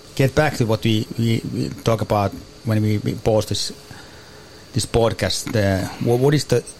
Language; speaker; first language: English; non-native, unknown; Finnish